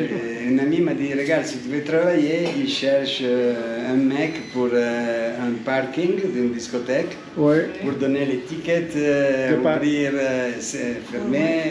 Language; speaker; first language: French; non-native, fluent; Italian